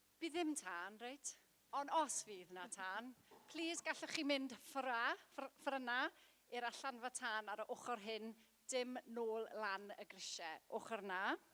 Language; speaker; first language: Welsh; non-native, local second language; English